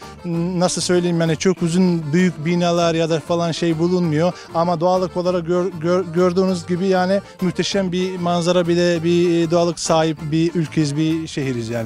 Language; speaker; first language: Turkish; non-native, fluent; Bosnian